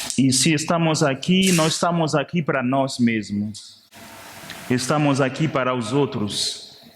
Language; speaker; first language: Portuguese; non-native, fluent; Haitian Creole